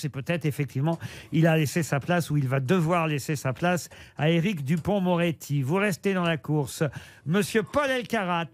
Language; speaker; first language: French; native; French